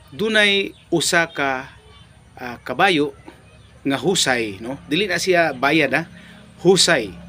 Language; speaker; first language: Cebuano; non-native, local second language; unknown